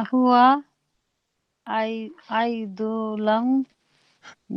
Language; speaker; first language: Arabic; non-native, learner; English